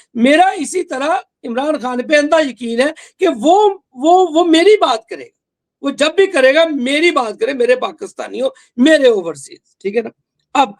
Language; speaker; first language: Urdu; non-native, local second language; Punjabi